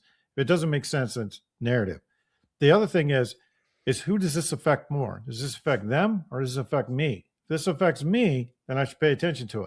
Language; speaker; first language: English; native; English